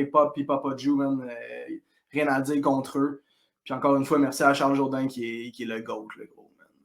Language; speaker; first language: French; native; French